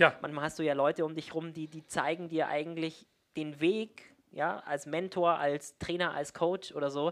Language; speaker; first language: German; native; German